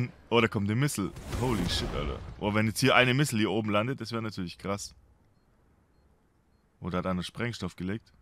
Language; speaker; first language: German; native; German